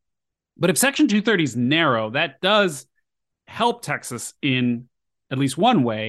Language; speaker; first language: English; native; English